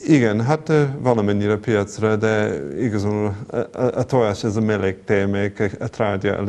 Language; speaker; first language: Hungarian; non-native, fluent; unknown